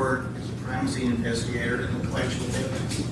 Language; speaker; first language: English; native; English